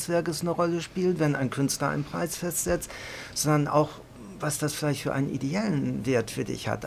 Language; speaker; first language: German; native; German